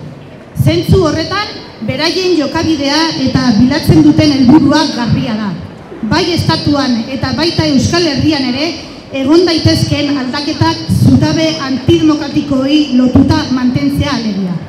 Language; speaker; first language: Basque; native; Basque